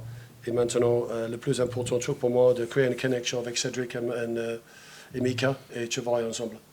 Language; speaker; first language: French; non-native, fluent; English